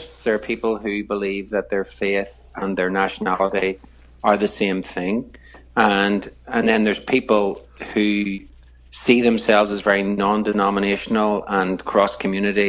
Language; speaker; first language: English; native; English